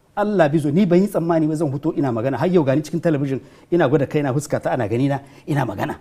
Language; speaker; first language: Hausa; non-native, local second language; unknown